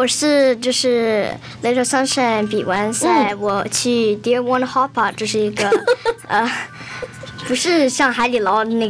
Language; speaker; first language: Chinese; early bilingual, other home language; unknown